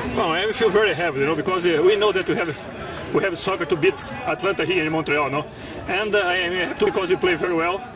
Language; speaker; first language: English; non-native, learner; Portuguese